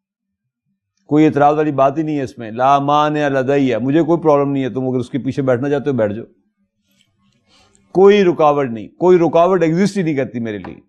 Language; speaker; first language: Urdu; native; Urdu